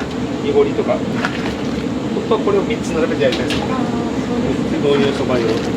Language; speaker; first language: Japanese; native; Japanese